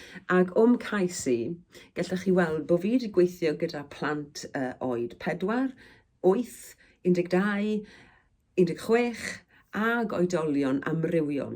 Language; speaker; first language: Welsh; native; Welsh